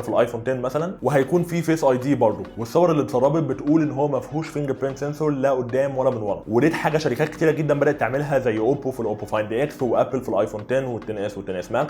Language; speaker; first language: Arabic; native; Arabic